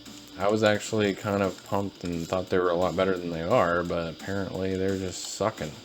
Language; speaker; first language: English; native; English